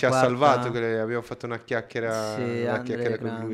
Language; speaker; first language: Italian; native; Italian